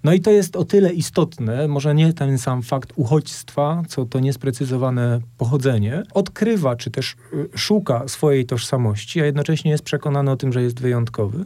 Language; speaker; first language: Polish; native; Polish